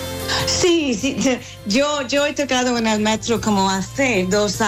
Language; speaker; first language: Spanish; non-native, fluent; English